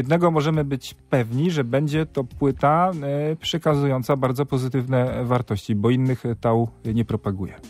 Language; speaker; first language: Polish; native; Polish